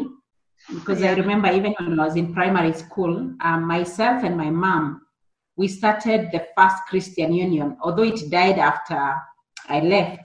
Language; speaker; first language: English; non-native, local second language; Kikuyu